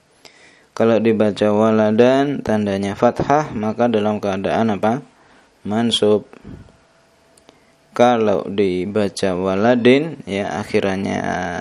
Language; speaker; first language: Indonesian; native; Indonesian